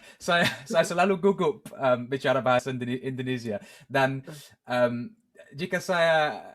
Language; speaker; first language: Indonesian; non-native, learner; English